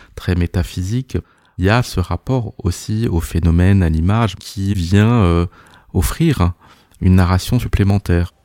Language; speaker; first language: French; native; French